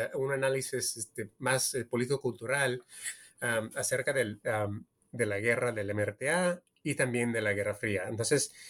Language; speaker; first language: Spanish; early bilingual, heritage; Spanish